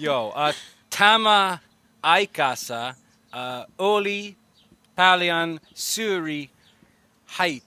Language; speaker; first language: Finnish; non-native, learner; English